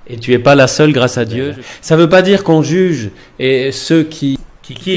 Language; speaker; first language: French; native; French